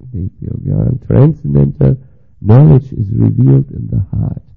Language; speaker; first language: English; non-native, fluent; German